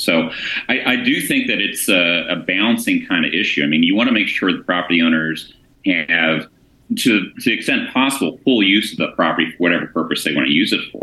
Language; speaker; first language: English; native; English